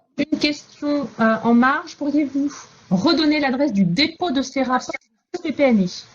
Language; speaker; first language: French; native; French